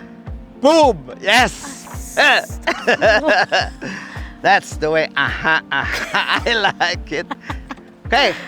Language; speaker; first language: English; non-native, fluent; Indonesian